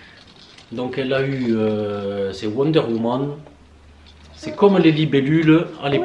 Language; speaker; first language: French; native; French